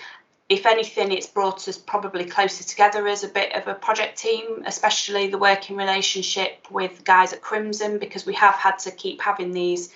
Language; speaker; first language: English; native; English